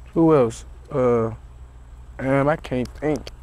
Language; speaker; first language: English; native; English